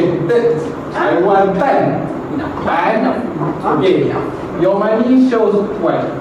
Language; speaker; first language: English; non-native, fluent; Malay